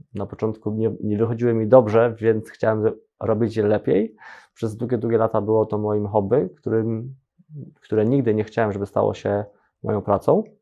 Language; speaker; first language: Polish; native; Polish